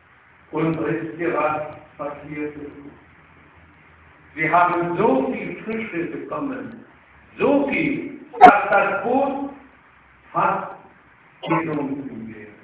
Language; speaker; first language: German; non-native, fluent; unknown